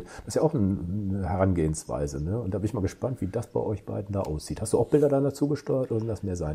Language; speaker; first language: German; native; German